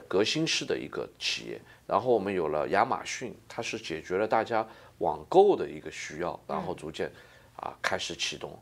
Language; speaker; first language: Chinese; native; Chinese